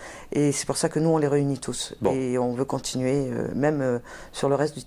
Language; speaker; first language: French; native; French